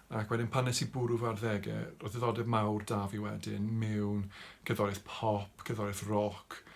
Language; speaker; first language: Welsh; non-native, local second language; English